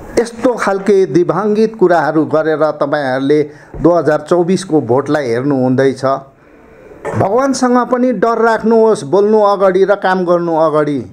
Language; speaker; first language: Nepali; native; Nepali